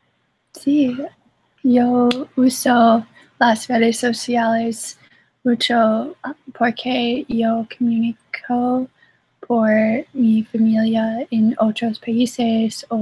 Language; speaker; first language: Spanish; non-native, learner; English